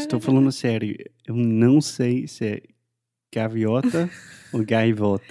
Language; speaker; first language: Portuguese; non-native, fluent; English